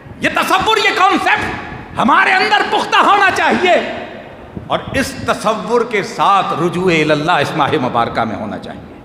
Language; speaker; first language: Urdu; native; Urdu